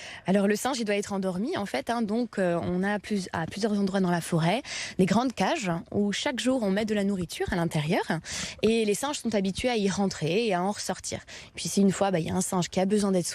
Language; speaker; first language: French; native; French